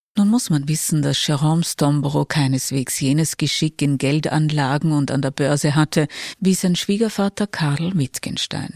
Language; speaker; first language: German; native; German